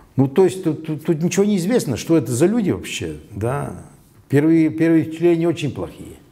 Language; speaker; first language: Russian; non-native, local second language; Latvian